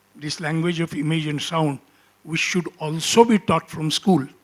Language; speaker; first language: English; non-native, local second language; Marathi